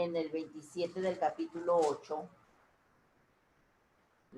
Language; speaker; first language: Spanish; native; Spanish